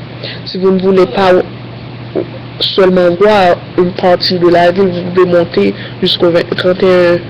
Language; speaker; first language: French; non-native, learner; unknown